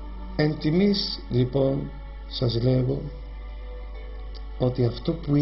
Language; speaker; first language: Greek; native; Greek